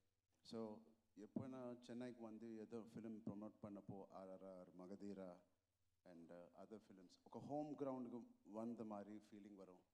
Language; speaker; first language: Tamil; non-native, local second language; Telugu